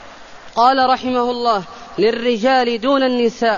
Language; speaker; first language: Arabic; native; Arabic